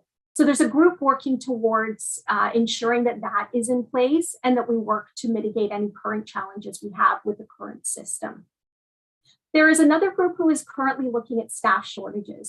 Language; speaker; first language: English; native; English